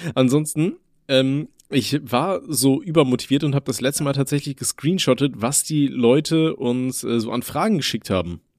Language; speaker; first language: German; native; German